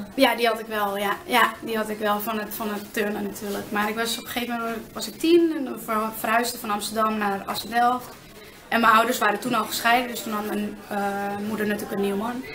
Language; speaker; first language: Dutch; early bilingual, other home language; Arabic